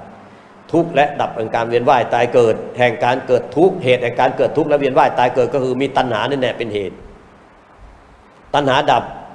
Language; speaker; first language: Thai; native; Thai